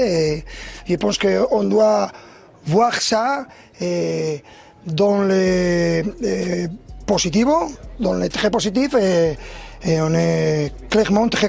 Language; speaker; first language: French; non-native, learner; Spanish